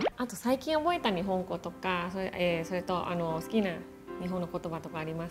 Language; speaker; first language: Japanese; non-native, fluent; Thai